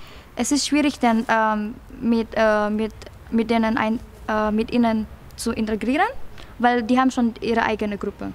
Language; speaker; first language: German; non-native, fluent; Indonesian